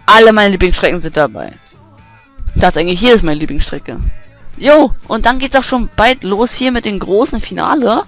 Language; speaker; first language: German; native; German